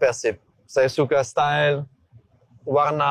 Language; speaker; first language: Indonesian; non-native, learner; Dutch